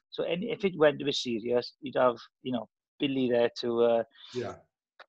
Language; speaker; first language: English; native; English